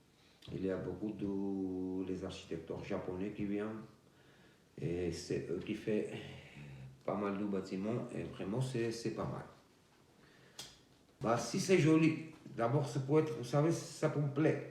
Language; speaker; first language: French; non-native, fluent; Georgian